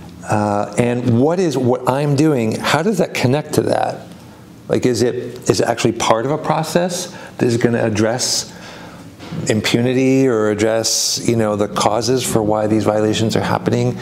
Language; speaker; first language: English; native; English